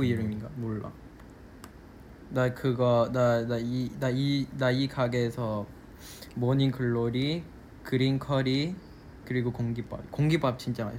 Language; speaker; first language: Korean; non-native, fluent; Chinese